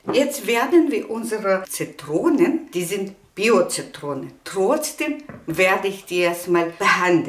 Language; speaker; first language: German; non-native, learner; Russian